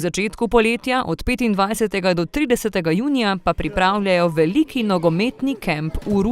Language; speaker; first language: Slovenian; native; Slovenian